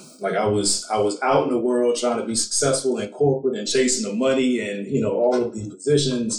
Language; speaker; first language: English; native; English